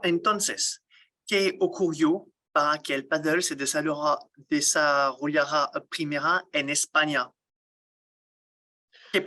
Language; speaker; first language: Spanish; non-native, learner; French